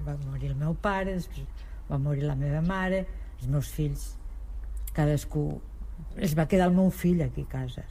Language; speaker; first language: Catalan; non-native, local second language; Spanish